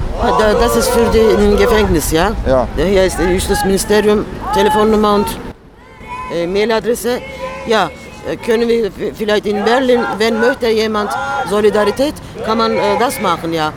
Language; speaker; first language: German; non-native, learner; Turkish